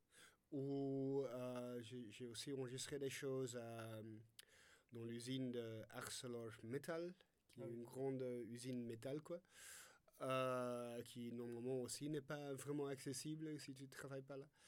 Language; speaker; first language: French; non-native, fluent; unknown